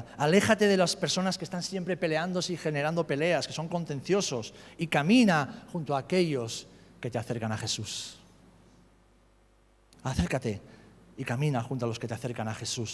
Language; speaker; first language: Spanish; native; Spanish